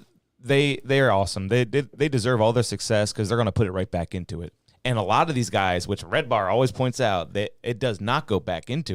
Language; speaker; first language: English; native; English